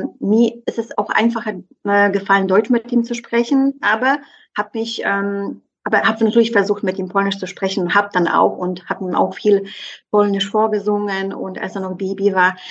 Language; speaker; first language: German; non-native, fluent; Polish